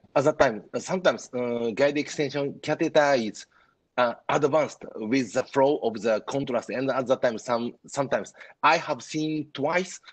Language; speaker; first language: English; non-native, fluent; Japanese